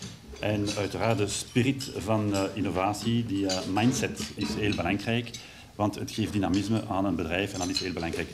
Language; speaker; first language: Dutch; non-native, local second language; French